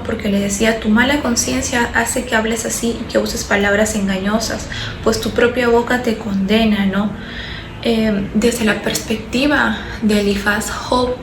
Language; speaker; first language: Spanish; native; Spanish